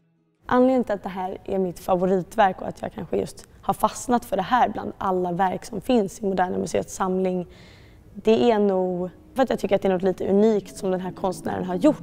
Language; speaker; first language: Swedish; native; Swedish